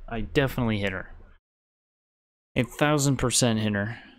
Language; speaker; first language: English; native; English